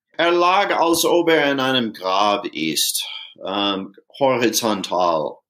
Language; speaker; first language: German; non-native, fluent; English